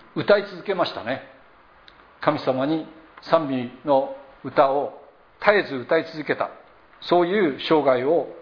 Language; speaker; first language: Japanese; native; Japanese